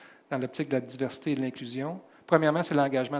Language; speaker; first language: French; native; French